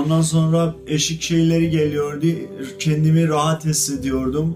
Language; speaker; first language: Turkish; non-native, fluent; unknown